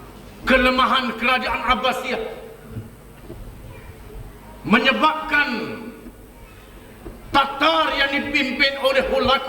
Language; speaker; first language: Malay; native; Malay